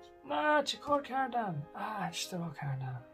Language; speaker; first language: Persian; early bilingual, heritage; Persian